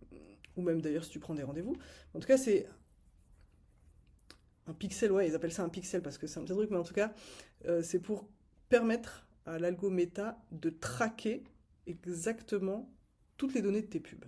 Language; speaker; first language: French; native; French